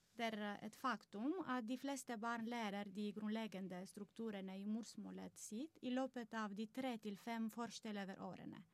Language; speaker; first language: Norwegian; non-native, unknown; Romanian